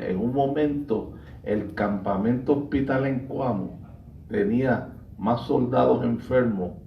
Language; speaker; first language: Spanish; native; Spanish